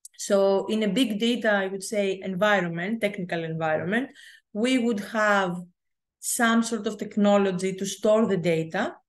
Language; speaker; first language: English; non-native, fluent; Greek